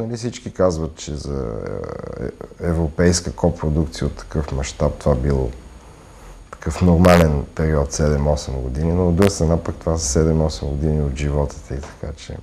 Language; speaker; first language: Bulgarian; native; Bulgarian